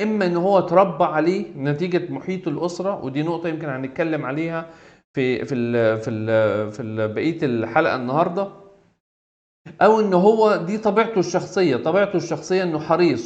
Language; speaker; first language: Arabic; native; Arabic